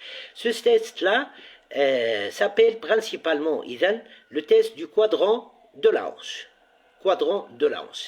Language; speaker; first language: French; non-native, local second language; Arabic